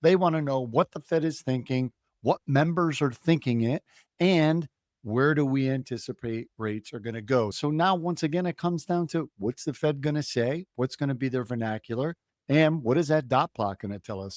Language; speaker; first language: English; native; English